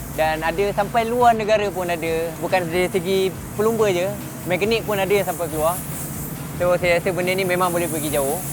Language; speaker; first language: Malay; native; Malay